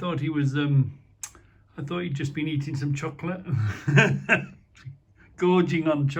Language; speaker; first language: English; native; English